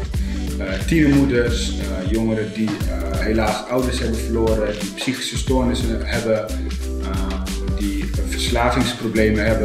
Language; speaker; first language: Dutch; native; Dutch